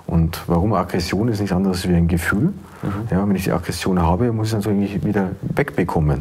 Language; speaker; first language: German; native; German